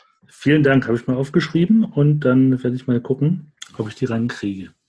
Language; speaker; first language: German; native; German